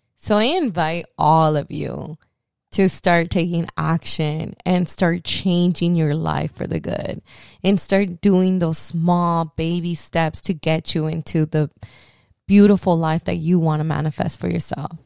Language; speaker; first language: English; early bilingual, other home language; Spanish